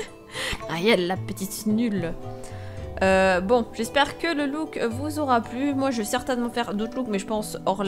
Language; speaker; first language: French; native; French